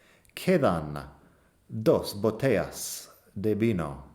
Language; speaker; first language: Spanish; non-native, fluent; English